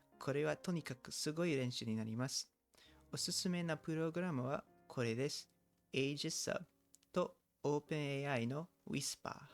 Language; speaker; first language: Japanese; non-native, learner; English